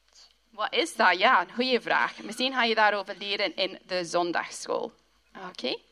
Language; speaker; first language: Dutch; non-native, fluent; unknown